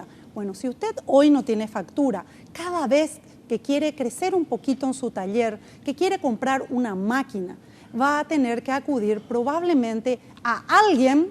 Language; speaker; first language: Spanish; native; Spanish